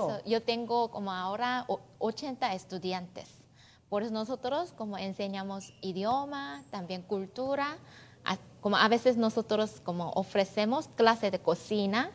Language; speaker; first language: Spanish; non-native, learner; Korean